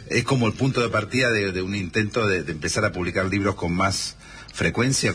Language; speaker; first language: Spanish; native; Spanish